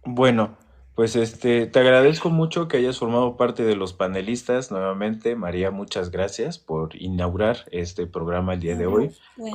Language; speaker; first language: Spanish; native; Spanish